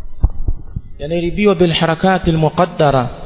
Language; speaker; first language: Arabic; non-native, fluent; Swahili